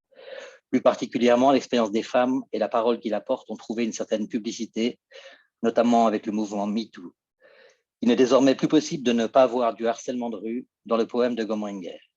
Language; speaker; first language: French; native; French